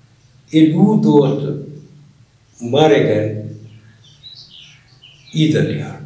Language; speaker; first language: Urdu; non-native, local second language; Saraiki